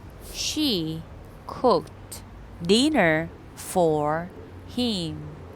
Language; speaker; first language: English; non-native, fluent; Korean